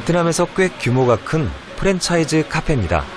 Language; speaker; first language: Korean; native; Korean